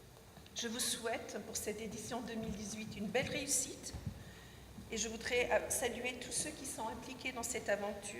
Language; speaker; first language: French; native; French